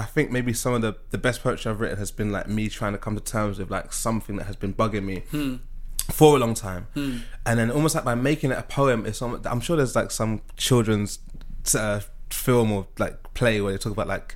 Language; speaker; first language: English; native; English